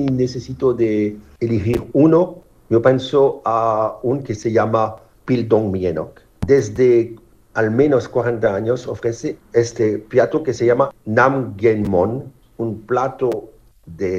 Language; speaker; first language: Spanish; non-native, fluent; French